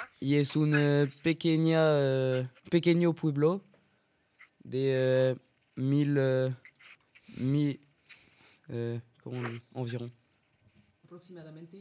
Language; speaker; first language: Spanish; non-native, learner; French